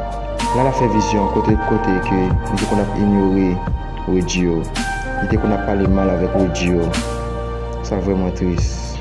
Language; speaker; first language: French; non-native, learner; Haitian Creole